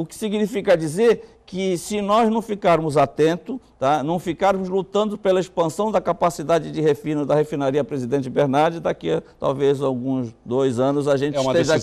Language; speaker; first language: Portuguese; native; Portuguese